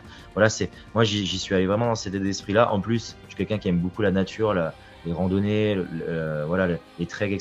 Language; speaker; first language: French; native; French